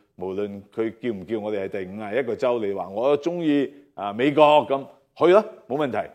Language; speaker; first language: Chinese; non-native, local second language; Cantonese